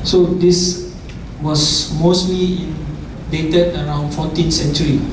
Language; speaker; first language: English; non-native, local second language; Malay